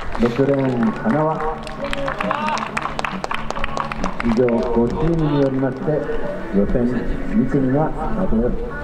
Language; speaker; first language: Japanese; native; Japanese